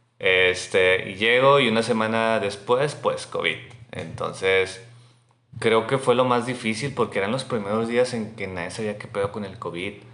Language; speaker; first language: Spanish; native; Spanish